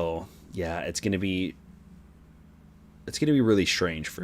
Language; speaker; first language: English; native; English